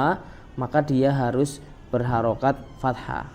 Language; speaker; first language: Indonesian; native; Indonesian